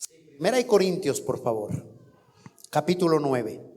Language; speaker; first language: Spanish; native; Spanish